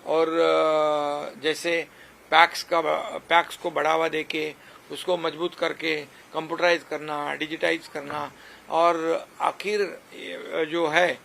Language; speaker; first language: Hindi; non-native, local second language; Marathi